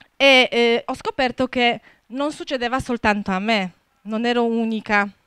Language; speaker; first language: Italian; non-native, fluent; Polish